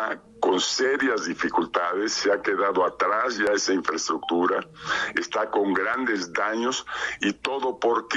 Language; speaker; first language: Spanish; native; Spanish